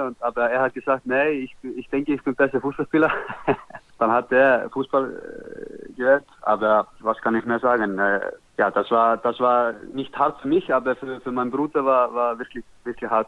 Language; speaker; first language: German; non-native, learner; Icelandic